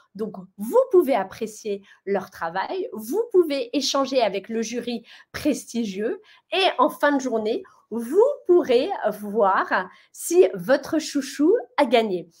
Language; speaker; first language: French; native; French